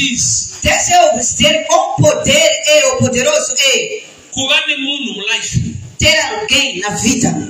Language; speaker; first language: Portuguese; non-native, local second language; Shona